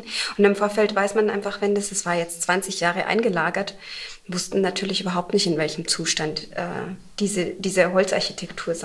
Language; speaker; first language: German; native; German